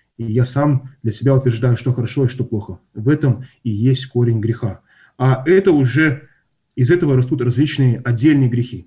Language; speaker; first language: Russian; non-native, local second language; Kazakh